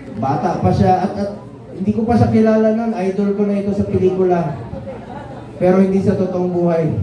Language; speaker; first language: Filipino; non-native, local second language; Cebuano